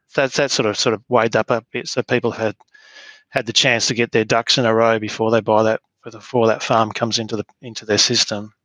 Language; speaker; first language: English; native; English